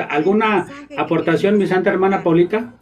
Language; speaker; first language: Spanish; native; Spanish